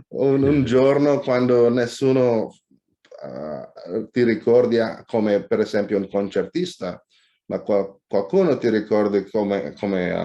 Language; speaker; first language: Italian; non-native, fluent; Indonesian